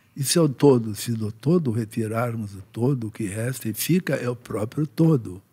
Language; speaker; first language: Portuguese; native; Portuguese